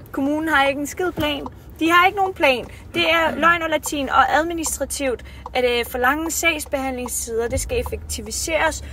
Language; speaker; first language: Danish; early bilingual, other home language; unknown